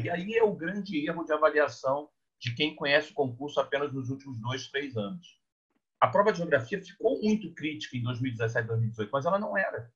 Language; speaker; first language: Portuguese; native; Portuguese